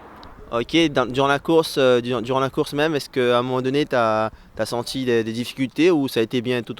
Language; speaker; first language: French; native; French